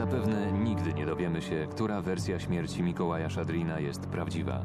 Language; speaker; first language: Polish; native; Polish